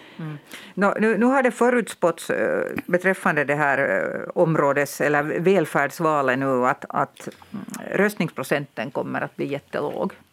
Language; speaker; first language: Swedish; native; Swedish